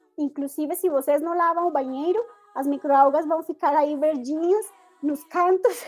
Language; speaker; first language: Portuguese; non-native, fluent; Spanish